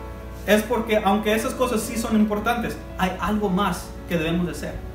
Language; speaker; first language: Spanish; early bilingual, heritage; Spanish